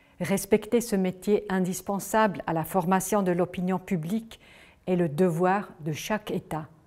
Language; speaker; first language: French; non-native, local second language; German